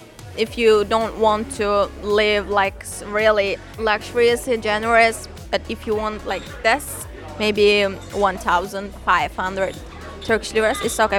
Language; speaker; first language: English; non-native, learner; Turkish